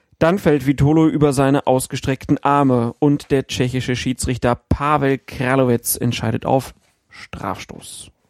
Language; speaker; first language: German; native; German